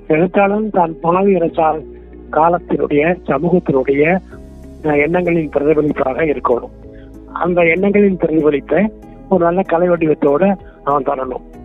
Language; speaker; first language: Tamil; non-native, local second language; Kannada